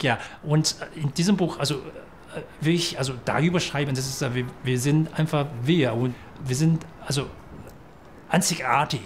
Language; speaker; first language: German; non-native, fluent; Chinese